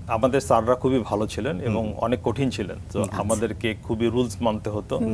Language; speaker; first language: Bangla; early bilingual, heritage; Bangla